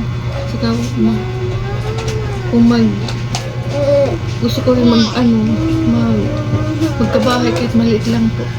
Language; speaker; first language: Filipino; non-native, local second language; Waray